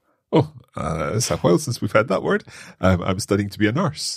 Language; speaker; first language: English; native; English